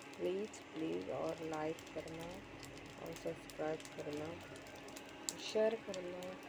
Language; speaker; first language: Hindi; non-native, local second language; Konkani